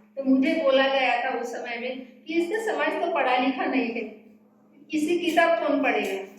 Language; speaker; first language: Hindi; non-native, local second language; Gondi